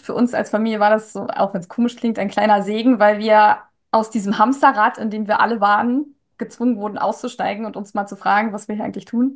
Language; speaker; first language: German; native; German